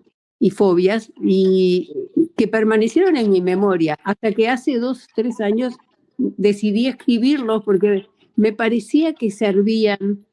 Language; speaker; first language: Spanish; native; Spanish